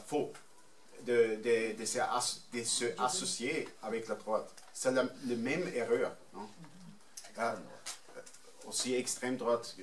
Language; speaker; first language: French; non-native, fluent; German